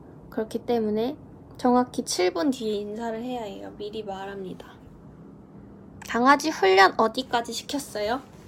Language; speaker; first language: Korean; early bilingual, heritage; Korean